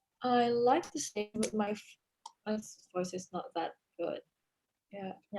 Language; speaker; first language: English; non-native, learner; Indonesian